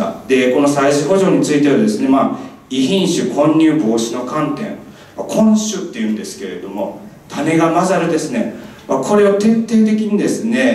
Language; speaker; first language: Japanese; native; Japanese